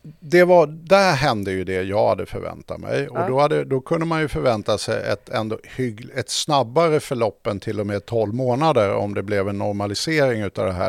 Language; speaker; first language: Swedish; native; Swedish